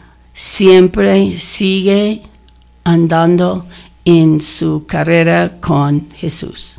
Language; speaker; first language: Spanish; non-native, learner; English